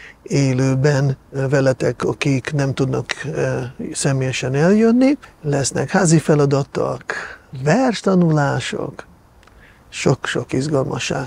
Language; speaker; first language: Hungarian; non-native, fluent; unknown